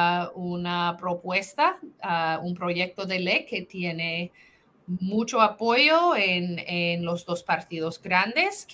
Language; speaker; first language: Spanish; non-native, fluent; English